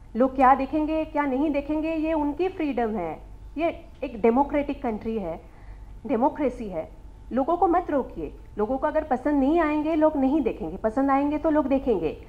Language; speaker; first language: Hindi; native; Hindi